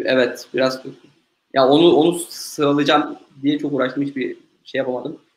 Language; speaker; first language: Turkish; native; Turkish